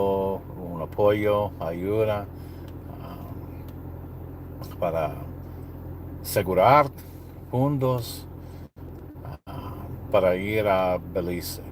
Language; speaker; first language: Spanish; non-native, learner; English